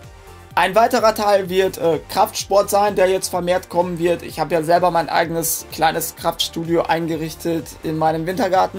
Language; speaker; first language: German; native; German